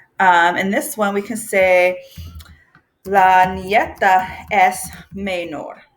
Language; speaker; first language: Spanish; non-native, fluent; English